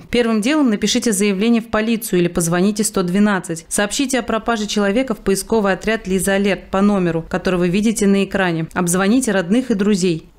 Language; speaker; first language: Russian; native; Russian